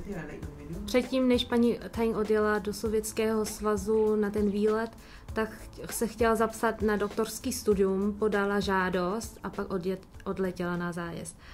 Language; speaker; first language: Czech; early bilingual, other home language; Vietnamese